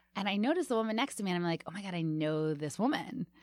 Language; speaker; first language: English; native; English